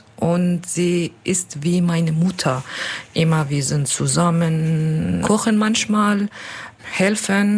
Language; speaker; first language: German; non-native, learner; Turkish